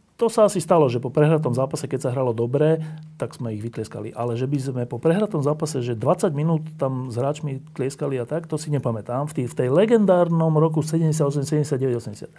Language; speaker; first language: Slovak; native; Slovak